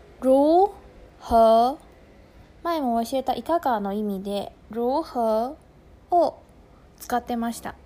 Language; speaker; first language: Japanese; non-native, fluent; Chinese